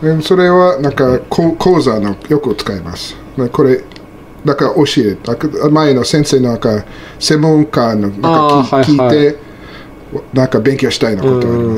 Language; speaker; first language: Japanese; non-native, learner; English